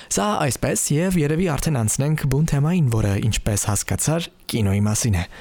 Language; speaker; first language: Armenian; native; Armenian